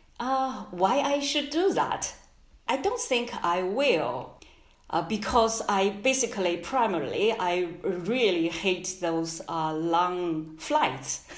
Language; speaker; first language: English; non-native, fluent; Chinese